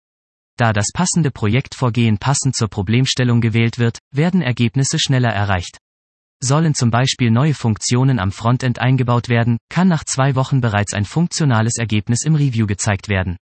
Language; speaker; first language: German; native; German